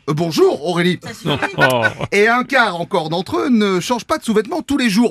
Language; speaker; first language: French; native; French